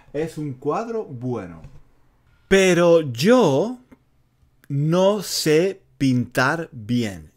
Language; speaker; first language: Spanish; native; Spanish